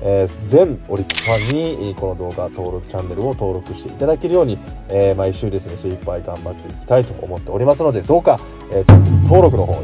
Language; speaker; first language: Japanese; native; Japanese